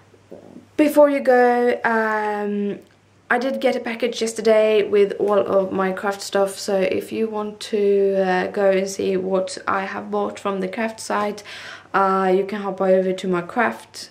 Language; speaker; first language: English; non-native, fluent; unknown